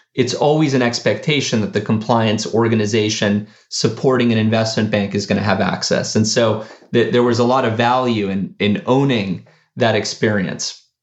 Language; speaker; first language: English; early bilingual, other home language; Spanish